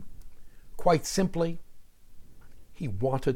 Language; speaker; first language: English; native; English